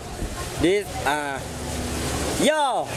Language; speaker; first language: English; non-native, learner; Lao